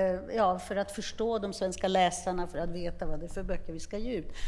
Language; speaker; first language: Swedish; non-native, fluent; Polish